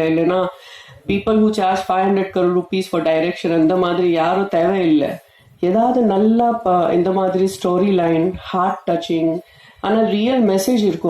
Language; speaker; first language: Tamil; non-native, fluent; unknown